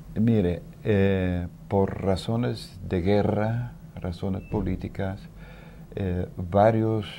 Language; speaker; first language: Spanish; non-native, fluent; Dutch